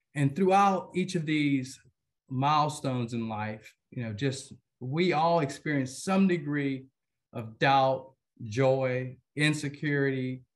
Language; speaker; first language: English; native; English